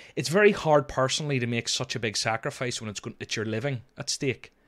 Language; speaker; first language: English; native; English